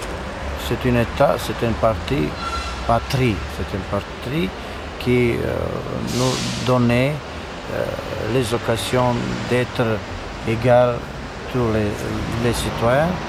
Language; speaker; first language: French; non-native, learner; Serbian